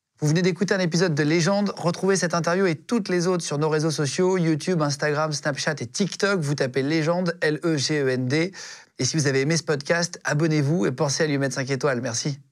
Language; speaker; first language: French; native; French